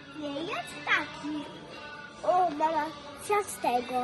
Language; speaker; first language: Polish; early bilingual, heritage; Polish